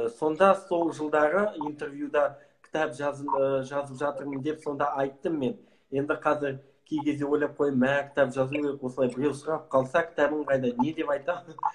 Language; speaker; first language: Kazakh; non-native, local second language; Russian